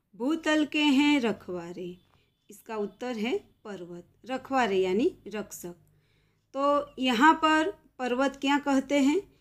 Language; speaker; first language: Hindi; non-native, local second language; Gujarati